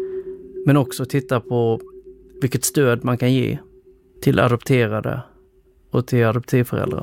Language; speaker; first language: Swedish; early bilingual, other home language; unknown